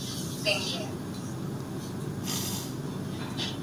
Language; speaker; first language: English; non-native, learner; Indonesian